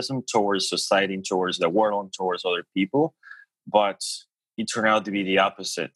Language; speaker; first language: English; non-native, fluent; Spanish